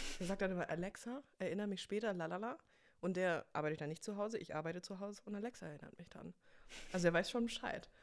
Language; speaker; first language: German; early bilingual, other home language; English